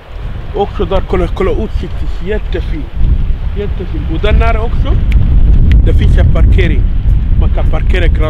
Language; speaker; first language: Swedish; non-native, fluent; Arabic